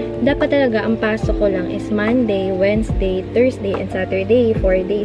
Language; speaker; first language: Filipino; native; Filipino